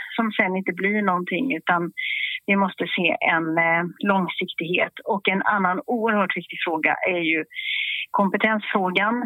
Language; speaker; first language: Swedish; native; Swedish